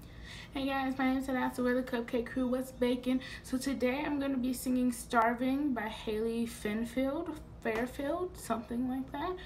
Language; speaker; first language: English; native; English